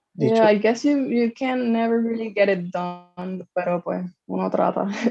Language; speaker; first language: Spanish; native; Spanish